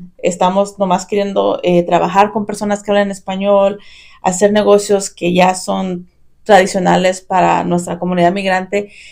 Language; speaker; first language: Spanish; early bilingual, heritage; Spanish